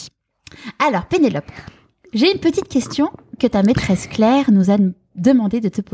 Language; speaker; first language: French; native; French